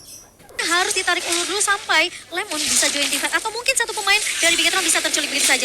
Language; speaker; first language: Indonesian; native; Indonesian